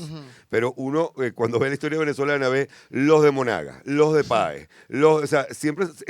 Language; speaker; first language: Spanish; native; Spanish